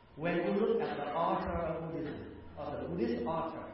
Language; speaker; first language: English; non-native, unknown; Vietnamese